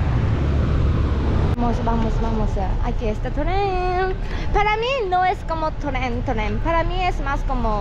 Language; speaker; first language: Spanish; non-native, learner; Japanese